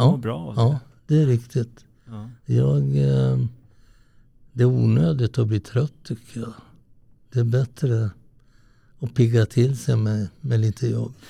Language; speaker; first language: Swedish; early bilingual, other home language; Italian